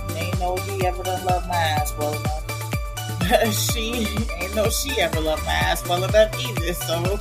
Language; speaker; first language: English; non-native, fluent; Spanish